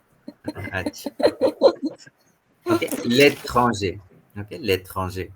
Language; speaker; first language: French; non-native, fluent; Hindi